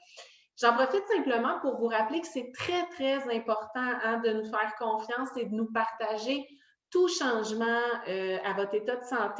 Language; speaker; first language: French; native; French